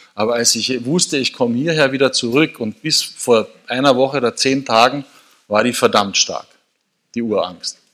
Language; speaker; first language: German; native; German